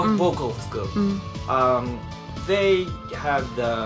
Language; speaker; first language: English; non-native, learner; Japanese